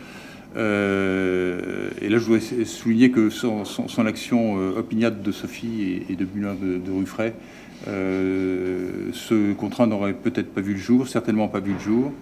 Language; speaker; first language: French; native; French